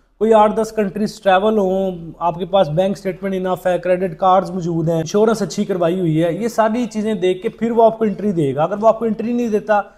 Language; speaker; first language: Urdu; native; Urdu